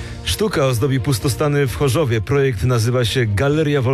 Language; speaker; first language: Polish; native; Polish